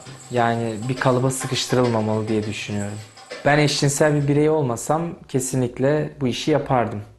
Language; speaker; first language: Turkish; native; Turkish